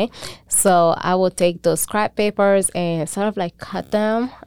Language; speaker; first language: English; non-native, fluent; Mandingo